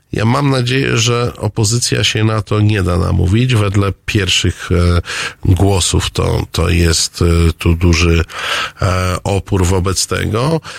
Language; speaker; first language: Polish; native; Polish